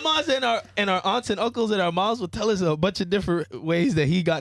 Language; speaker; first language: English; native; English